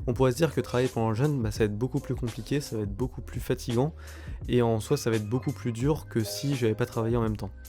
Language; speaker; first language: French; native; French